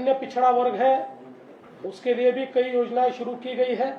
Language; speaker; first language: Hindi; non-native, local second language; Marathi